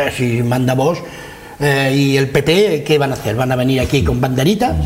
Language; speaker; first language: Spanish; non-native, local second language; Catalan